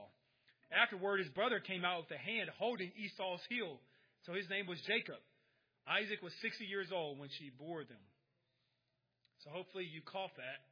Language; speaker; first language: English; native; English